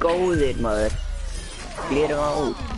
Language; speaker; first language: Icelandic; early bilingual, other home language; Norwegian